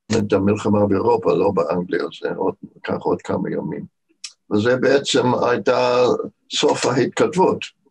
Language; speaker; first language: Hebrew; non-native, fluent; English